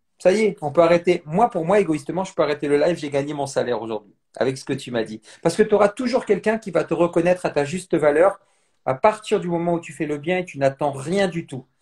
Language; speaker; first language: French; native; French